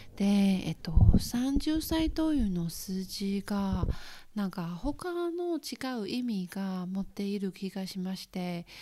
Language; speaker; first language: Japanese; non-native, learner; Chinese